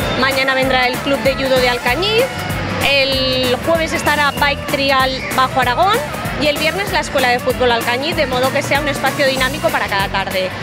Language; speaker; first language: Spanish; native; Spanish